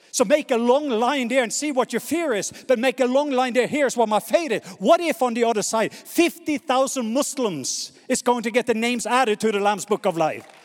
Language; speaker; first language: English; non-native, fluent; Norwegian